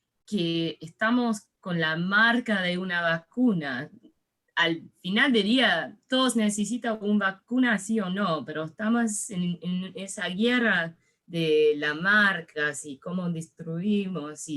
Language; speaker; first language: Spanish; early bilingual, heritage; English